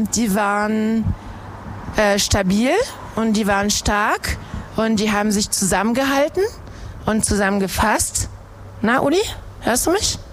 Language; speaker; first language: German; non-native, fluent; French